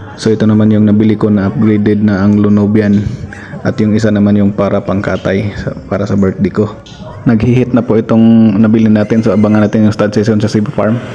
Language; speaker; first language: Filipino; non-native, local second language; Cebuano